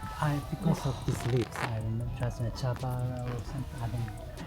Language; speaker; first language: English; non-native, learner; Korean